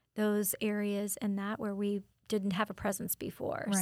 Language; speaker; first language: English; native; English